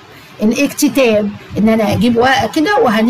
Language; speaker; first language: Arabic; native; Arabic